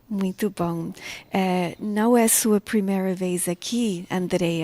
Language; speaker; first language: Portuguese; non-native, learner; English